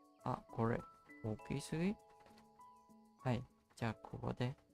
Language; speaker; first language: Japanese; non-native, learner; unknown